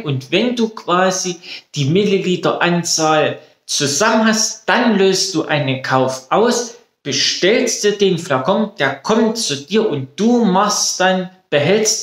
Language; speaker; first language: German; native; German